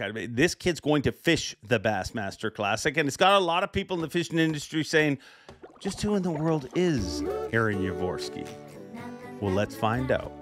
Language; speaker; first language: English; native; English